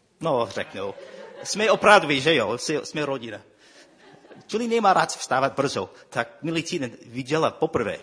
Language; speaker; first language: Czech; non-native, fluent; English